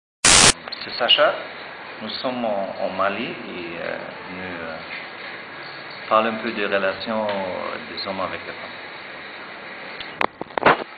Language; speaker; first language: French; non-native, learner; German